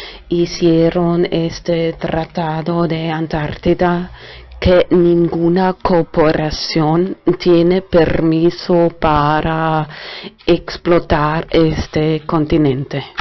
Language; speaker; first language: Spanish; non-native, fluent; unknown